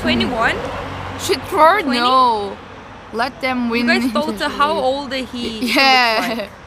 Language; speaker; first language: English; non-native, learner; Korean